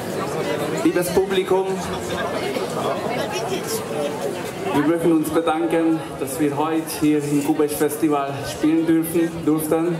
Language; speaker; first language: German; non-native, fluent; Hungarian